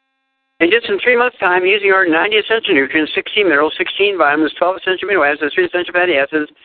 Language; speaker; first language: English; native; English